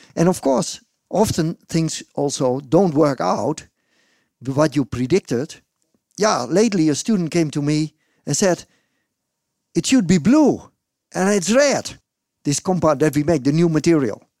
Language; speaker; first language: English; non-native, fluent; Dutch